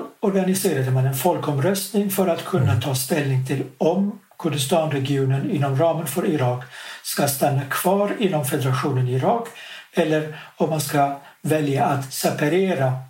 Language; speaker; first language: Swedish; non-native, fluent; Kurdish